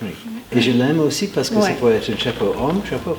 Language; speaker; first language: French; non-native, fluent; English